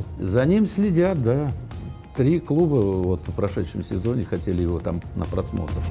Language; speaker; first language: Russian; native; Russian